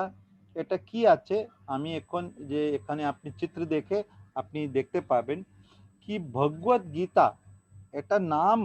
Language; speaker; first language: Bangla; non-native, learner; Hindi